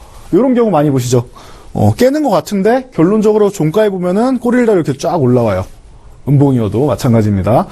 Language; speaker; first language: Korean; native; Korean